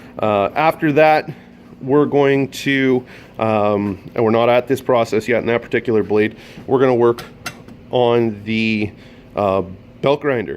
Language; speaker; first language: English; native; English